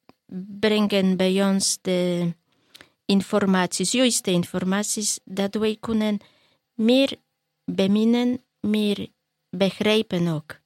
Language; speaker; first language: Dutch; non-native, learner; Polish